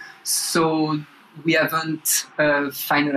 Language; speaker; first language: English; non-native, fluent; French